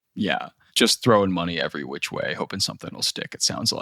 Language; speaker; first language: English; native; English